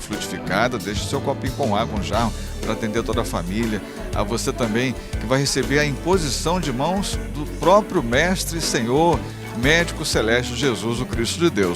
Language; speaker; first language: Portuguese; native; Portuguese